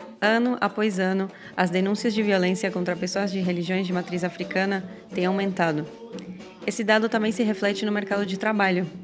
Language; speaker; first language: Portuguese; non-native, fluent; Spanish